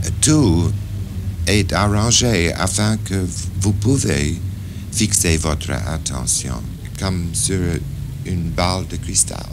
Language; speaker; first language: French; non-native, fluent; English